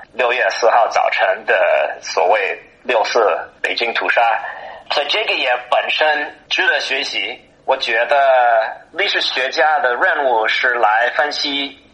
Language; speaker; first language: Chinese; non-native, fluent; English